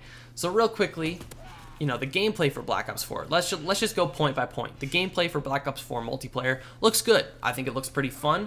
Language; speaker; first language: English; native; English